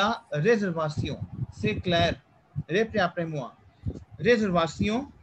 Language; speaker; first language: French; non-native, fluent; Hindi